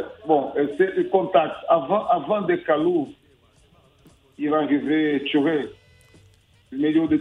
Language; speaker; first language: French; non-native, learner; Portuguese